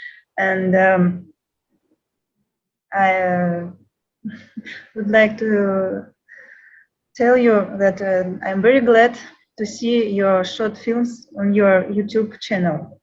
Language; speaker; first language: English; non-native, learner; Russian